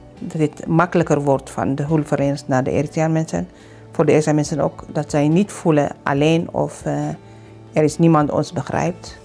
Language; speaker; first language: Dutch; non-native, fluent; Tigrinya